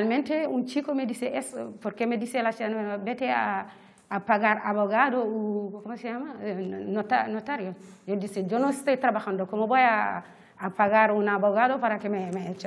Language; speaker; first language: Spanish; non-native, learner; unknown